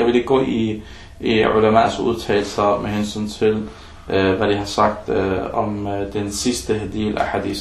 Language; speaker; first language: Danish; early bilingual, other home language; Arabic